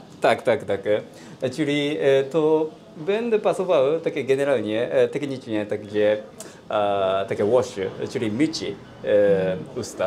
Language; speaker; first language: Polish; non-native, learner; Japanese